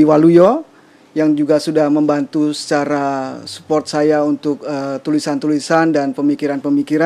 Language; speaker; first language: Indonesian; native; Indonesian